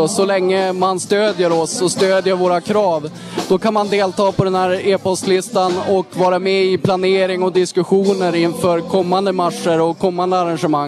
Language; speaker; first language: Swedish; native; Swedish